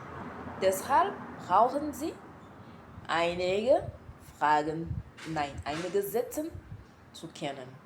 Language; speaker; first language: German; non-native, learner; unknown